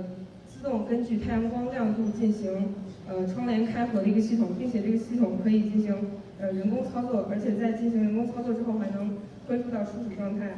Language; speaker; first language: Chinese; native; Chinese